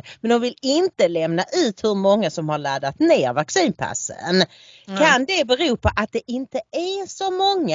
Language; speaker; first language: Swedish; native; Swedish